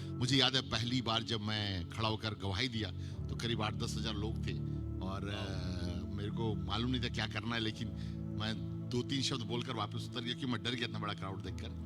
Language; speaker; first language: Hindi; native; Hindi